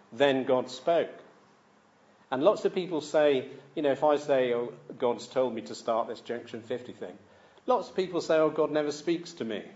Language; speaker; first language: English; native; English